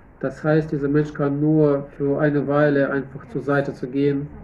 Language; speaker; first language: German; non-native, fluent; Russian